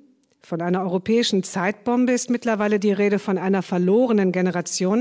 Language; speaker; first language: German; native; German